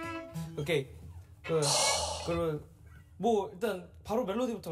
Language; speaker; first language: Korean; native; Korean